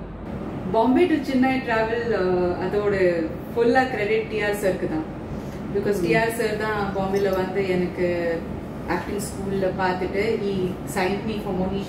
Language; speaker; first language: Tamil; non-native, local second language; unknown